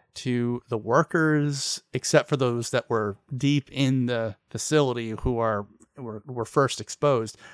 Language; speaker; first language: English; native; English